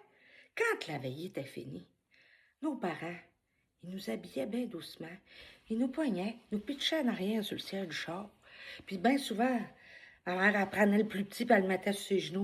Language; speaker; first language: French; native; French